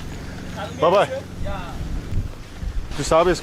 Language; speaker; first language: Spanish; non-native, learner; English